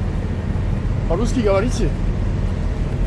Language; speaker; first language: Russian; non-native, learner; French